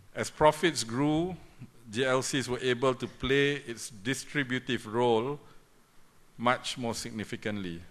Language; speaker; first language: English; non-native, local second language; Malay